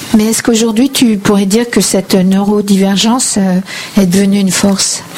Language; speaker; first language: French; native; French